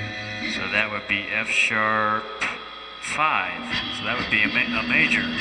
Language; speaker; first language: English; native; English